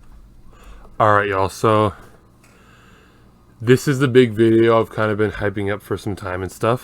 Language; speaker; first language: English; native; English